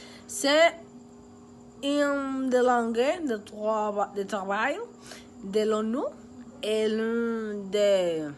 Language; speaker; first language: French; non-native, learner; Spanish